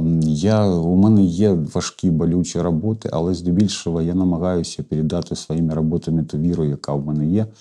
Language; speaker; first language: Ukrainian; non-native, local second language; Russian